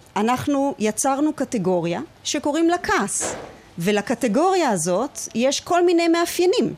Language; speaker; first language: Hebrew; native; Hebrew